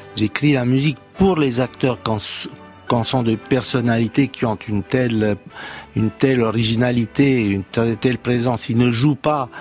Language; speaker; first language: French; non-native, fluent; Romanian